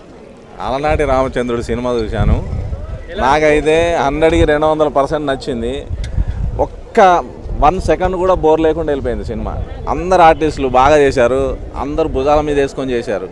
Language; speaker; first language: Telugu; native; Telugu